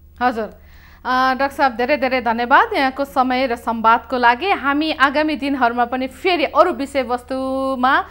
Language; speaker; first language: Nepali; native; Nepali